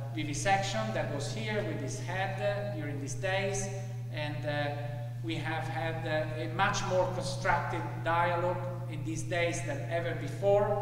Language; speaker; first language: English; non-native, fluent; Italian